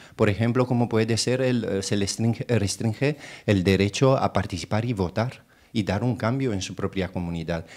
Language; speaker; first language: Spanish; non-native, fluent; Romanian